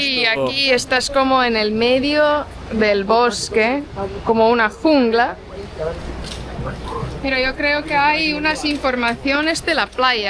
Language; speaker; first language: Spanish; non-native, fluent; Estonian